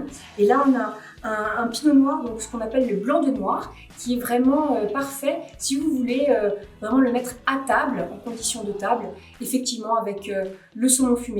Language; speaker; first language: French; native; French